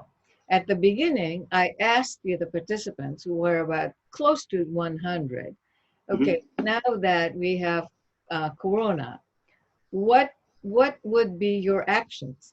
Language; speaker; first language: English; non-native, fluent; Japanese